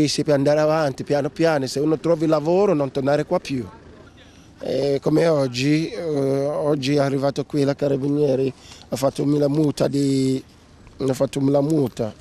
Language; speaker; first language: Italian; non-native, learner; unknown